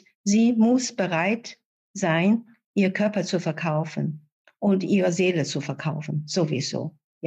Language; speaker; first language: German; non-native, fluent; Chinese